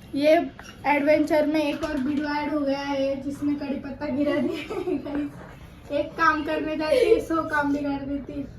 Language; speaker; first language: Hindi; non-native, local second language; Marathi